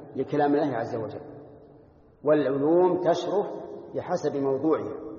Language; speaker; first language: Arabic; native; Arabic